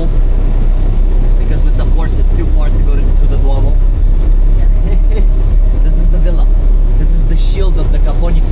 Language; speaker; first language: English; non-native, local second language; Italian